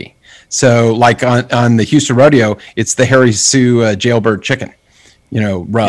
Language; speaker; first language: English; native; English